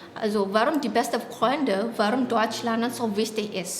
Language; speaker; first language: German; non-native, learner; Indonesian